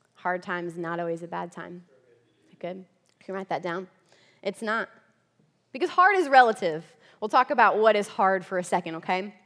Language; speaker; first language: English; native; English